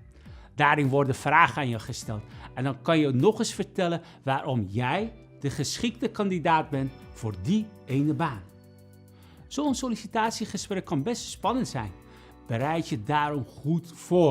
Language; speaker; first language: Dutch; non-native, fluent; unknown